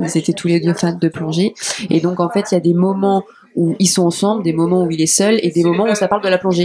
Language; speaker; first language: French; native; French